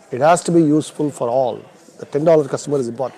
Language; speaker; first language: English; non-native, local second language; Tamil